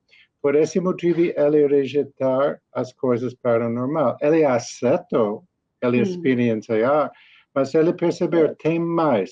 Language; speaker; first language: Portuguese; non-native, learner; English